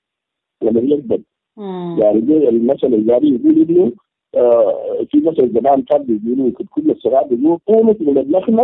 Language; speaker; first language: Arabic; native; Arabic